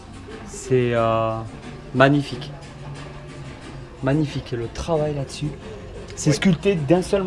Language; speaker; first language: French; native; French